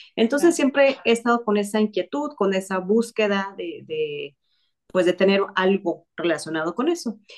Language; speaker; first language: Spanish; native; Spanish